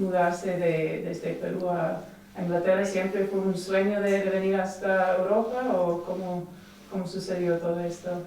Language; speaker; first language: Spanish; non-native, fluent; English